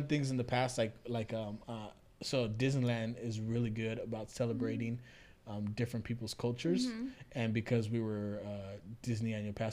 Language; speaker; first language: English; early bilingual, other home language; Spanish